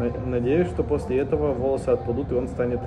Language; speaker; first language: Russian; native; Russian